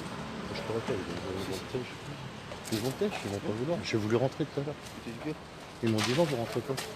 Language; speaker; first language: French; native; French